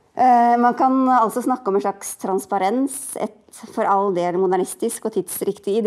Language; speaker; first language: Norwegian; native; Norwegian